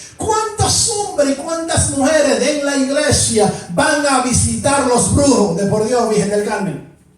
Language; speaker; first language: Spanish; native; Spanish